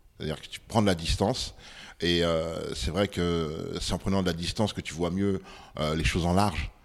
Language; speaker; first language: French; early bilingual, other home language; Bambara